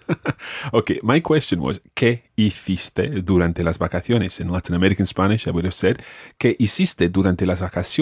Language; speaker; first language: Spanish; non-native, fluent; English